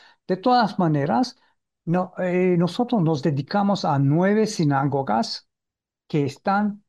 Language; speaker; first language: Spanish; early bilingual, heritage; Ladino